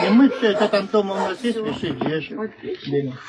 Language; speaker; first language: Russian; native; Russian